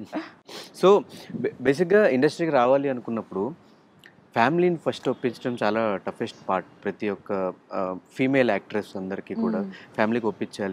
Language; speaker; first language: Telugu; native; Telugu